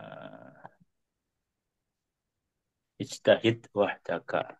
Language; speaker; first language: Arabic; non-native, fluent; Indonesian